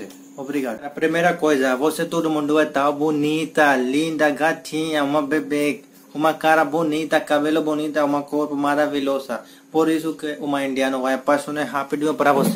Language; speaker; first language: Portuguese; non-native, learner; Hindi